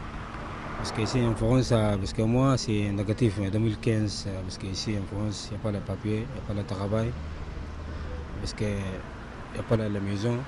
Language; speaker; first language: French; non-native, learner; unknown